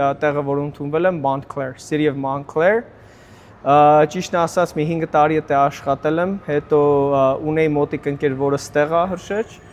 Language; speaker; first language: Armenian; early bilingual, heritage; Armenian